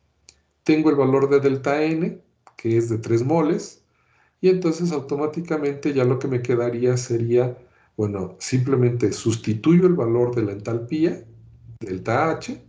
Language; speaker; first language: Spanish; native; Spanish